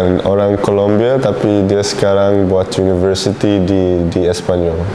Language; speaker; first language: Indonesian; non-native, learner; English